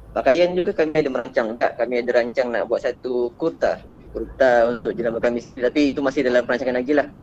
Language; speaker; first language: Malay; native; Malay